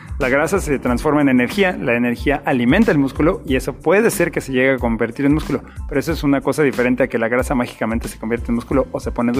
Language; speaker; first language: Spanish; native; Spanish